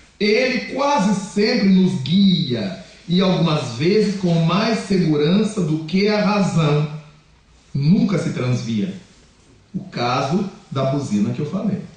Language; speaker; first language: Portuguese; native; Portuguese